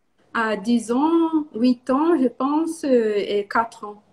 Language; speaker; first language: French; non-native, learner; Portuguese